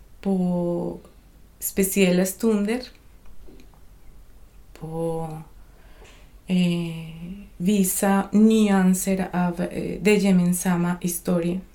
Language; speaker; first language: Swedish; non-native, fluent; Spanish